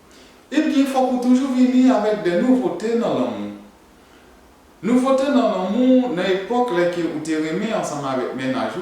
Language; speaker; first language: French; non-native, learner; Haitian Creole